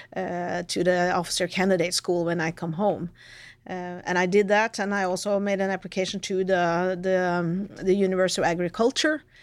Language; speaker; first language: English; non-native, fluent; Norwegian